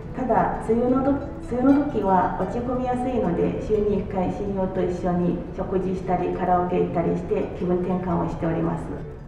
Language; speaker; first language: Japanese; non-native, fluent; Chinese